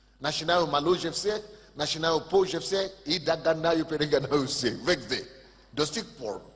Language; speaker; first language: Russian; non-native, fluent; Yoruba